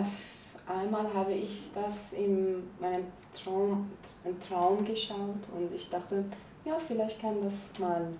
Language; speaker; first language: German; non-native, learner; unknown